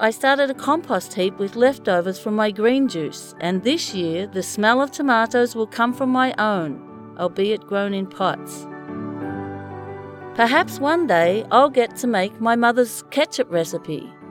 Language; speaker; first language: English; native; English